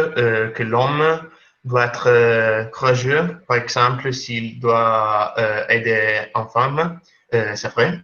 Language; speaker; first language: French; non-native, fluent; Italian